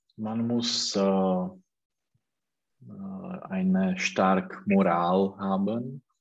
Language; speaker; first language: German; non-native, learner; Czech